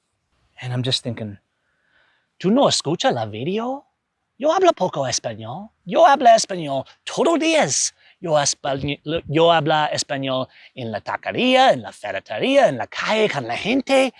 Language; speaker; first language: Spanish; non-native, learner; English